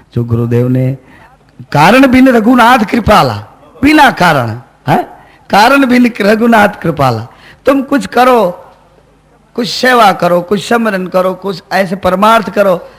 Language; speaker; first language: Hindi; non-native, local second language; Gujarati